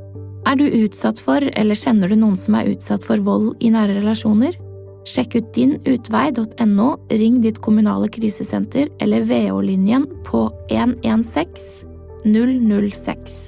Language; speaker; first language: Norwegian; native; Norwegian